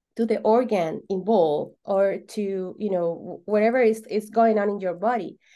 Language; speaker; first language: English; non-native, fluent; Spanish